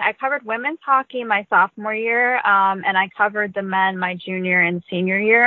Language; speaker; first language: English; native; English